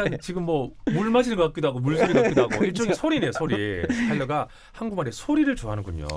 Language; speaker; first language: Korean; native; Korean